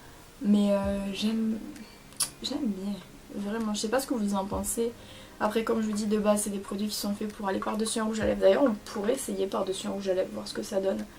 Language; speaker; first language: French; native; French